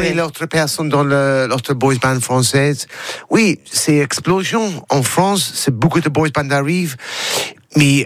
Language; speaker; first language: French; non-native, learner; English